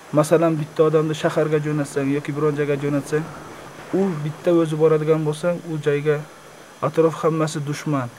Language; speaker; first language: Uzbek; native; Uzbek